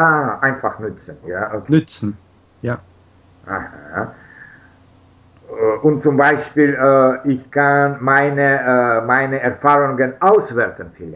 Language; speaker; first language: German; non-native, learner; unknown